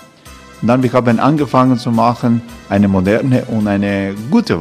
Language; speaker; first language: German; non-native, learner; Croatian